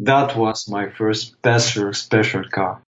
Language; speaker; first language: English; non-native, fluent; French